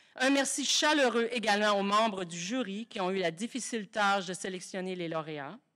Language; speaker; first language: French; native; French